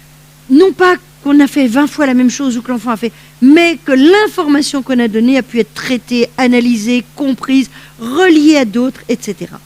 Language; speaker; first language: French; native; French